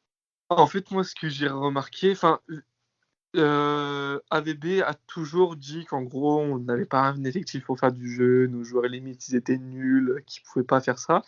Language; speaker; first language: French; native; French